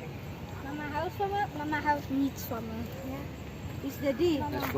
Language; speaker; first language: Dutch; early bilingual, other home language; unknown